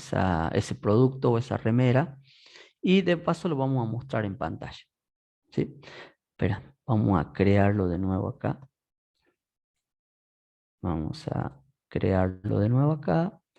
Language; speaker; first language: Spanish; native; Spanish